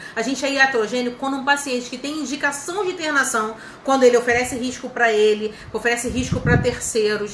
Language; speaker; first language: Portuguese; native; Portuguese